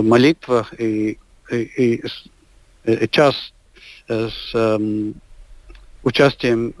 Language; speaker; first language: Russian; non-native, local second language; Latvian